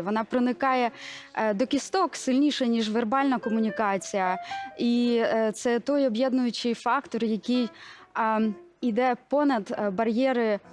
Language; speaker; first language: Ukrainian; native; Ukrainian